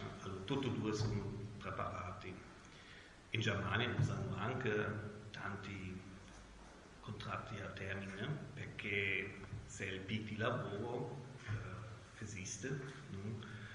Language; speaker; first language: Italian; non-native, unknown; German